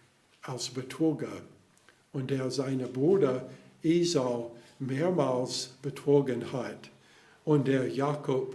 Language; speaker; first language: German; non-native, fluent; English